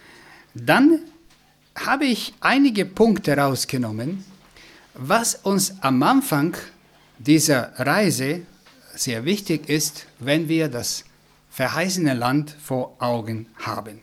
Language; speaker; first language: German; non-native, fluent; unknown